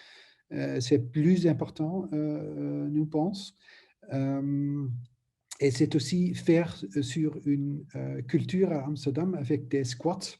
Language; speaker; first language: French; non-native, learner; Dutch